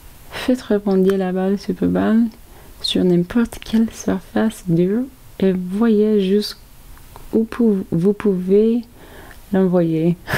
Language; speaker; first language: French; non-native, fluent; English